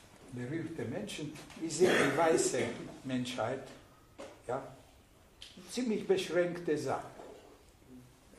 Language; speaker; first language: German; non-native, fluent; Hungarian